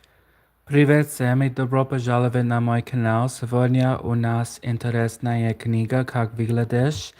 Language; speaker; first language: Russian; non-native, learner; English